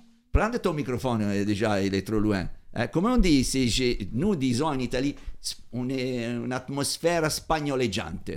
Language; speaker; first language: French; non-native, fluent; Italian